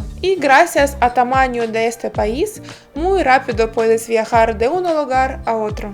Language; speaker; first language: Spanish; non-native, fluent; Ukrainian